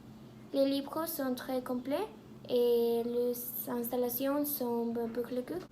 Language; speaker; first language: French; non-native, learner; Spanish